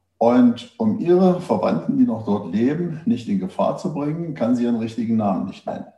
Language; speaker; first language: German; native; German